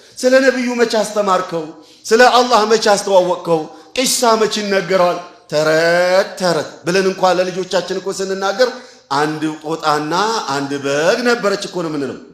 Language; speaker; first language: Amharic; early bilingual, heritage; Amharic